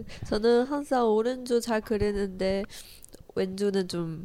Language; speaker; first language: Korean; non-native, learner; Chinese